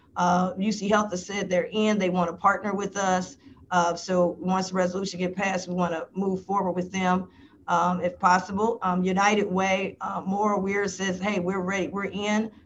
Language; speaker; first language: English; native; English